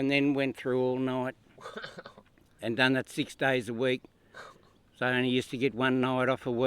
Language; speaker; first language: English; native; English